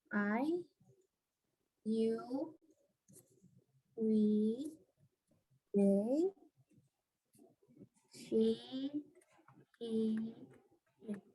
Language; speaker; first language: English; non-native, learner; Indonesian